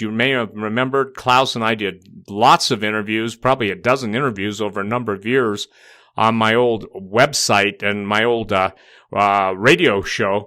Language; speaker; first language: English; native; English